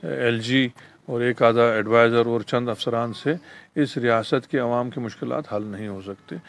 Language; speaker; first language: Urdu; native; Urdu